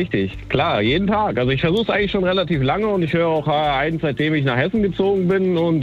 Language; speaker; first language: German; native; German